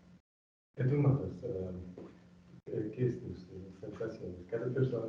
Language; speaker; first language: Spanish; non-native, learner; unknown